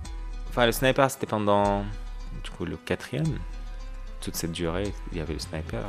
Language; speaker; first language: French; non-native, fluent; Arabic